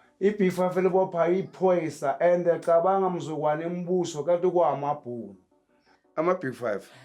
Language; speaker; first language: Zulu; native; Zulu